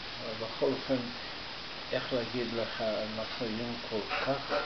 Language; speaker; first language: Hebrew; non-native, fluent; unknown